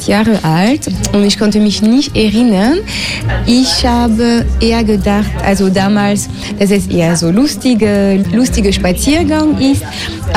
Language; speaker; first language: German; non-native, fluent; French